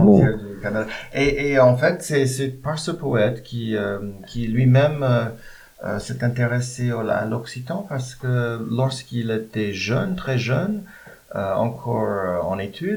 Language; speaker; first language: French; non-native, fluent; English